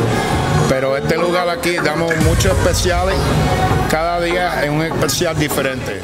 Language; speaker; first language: Spanish; early bilingual, heritage; Spanish